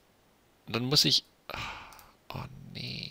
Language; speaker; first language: German; native; German